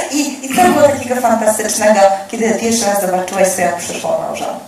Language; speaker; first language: Polish; native; Polish